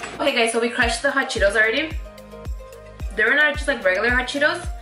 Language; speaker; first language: English; early bilingual, other home language; Spanish